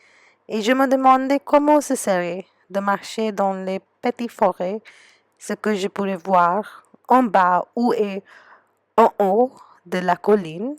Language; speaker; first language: French; non-native, fluent; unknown